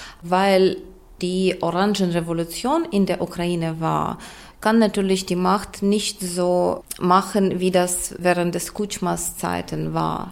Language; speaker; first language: German; non-native, fluent; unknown